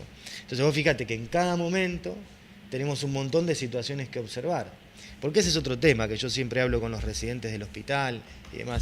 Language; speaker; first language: Spanish; native; Spanish